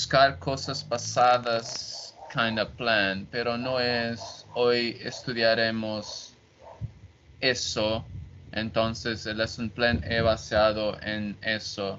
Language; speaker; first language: Spanish; non-native, learner; Portuguese